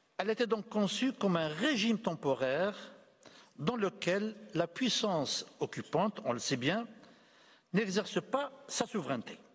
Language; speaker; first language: French; non-native, local second language; Arabic